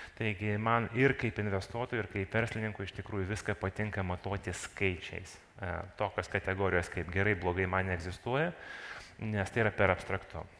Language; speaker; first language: Lithuanian; non-native, local second language; Russian